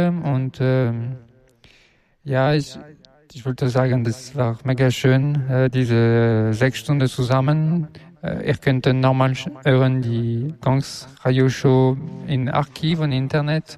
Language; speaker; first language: German; non-native, learner; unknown